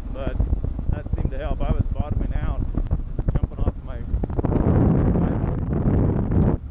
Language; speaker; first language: English; native; English